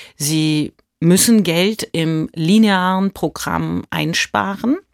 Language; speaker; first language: German; early bilingual, heritage; German